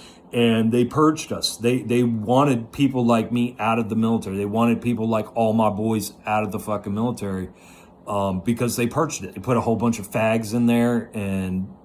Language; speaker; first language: English; native; English